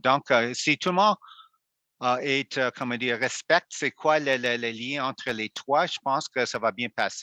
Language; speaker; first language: French; non-native, local second language; English